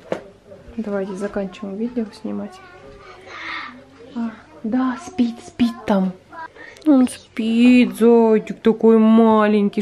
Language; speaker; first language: Russian; native; Russian